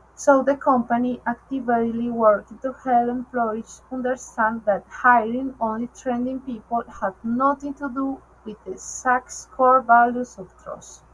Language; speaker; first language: English; non-native, learner; Spanish